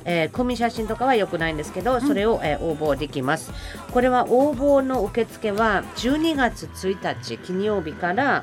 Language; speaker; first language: Japanese; non-native, fluent; German